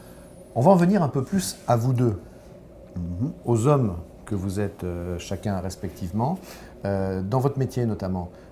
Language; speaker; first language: French; native; French